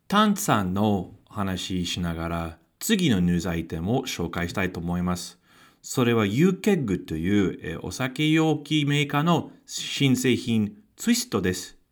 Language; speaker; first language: Japanese; non-native, fluent; English